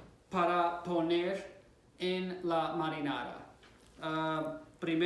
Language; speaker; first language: Spanish; non-native, fluent; English